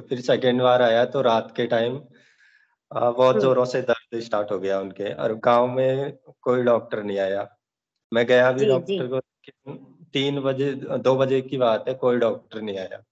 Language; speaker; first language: Hindi; native; Hindi